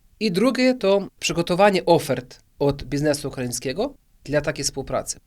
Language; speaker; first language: Polish; early bilingual, heritage; Polish